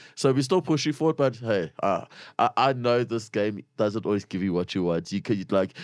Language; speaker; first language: English; native; English